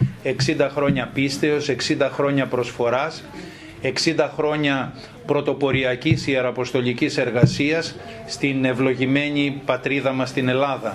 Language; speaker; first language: Greek; native; Greek